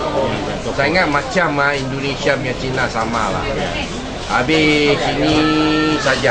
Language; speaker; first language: Indonesian; non-native, local second language; Chinese